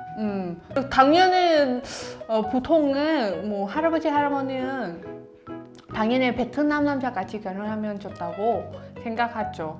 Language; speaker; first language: Korean; non-native, learner; Vietnamese